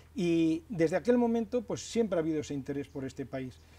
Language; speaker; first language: Spanish; native; Spanish